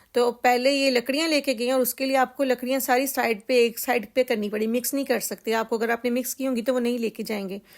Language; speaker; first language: Urdu; native; Urdu